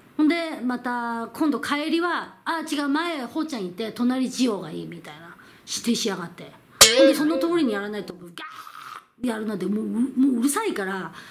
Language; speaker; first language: Japanese; non-native, fluent; Korean